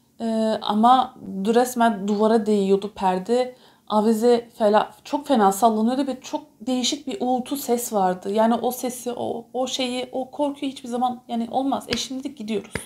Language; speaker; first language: Turkish; early bilingual, heritage; Turkish